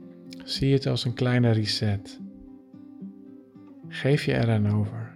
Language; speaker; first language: Dutch; native; Dutch